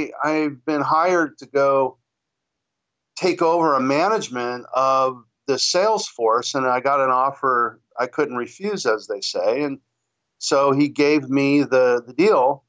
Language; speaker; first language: English; native; English